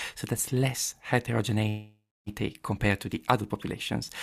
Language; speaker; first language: English; non-native, fluent; Italian